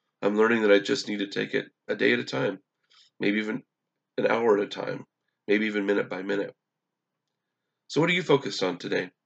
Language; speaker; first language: English; native; English